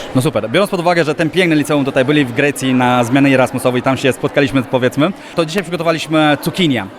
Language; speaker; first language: Polish; non-native, fluent; Romanian